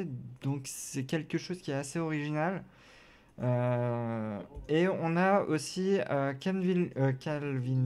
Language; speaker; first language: French; native; French